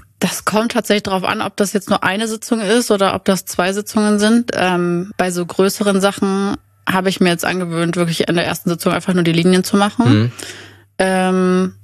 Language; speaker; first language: German; native; German